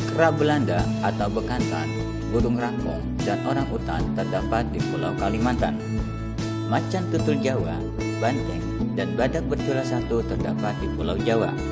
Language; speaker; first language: Indonesian; native; Indonesian